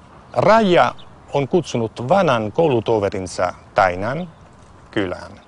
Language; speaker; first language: Finnish; non-native, fluent; Italian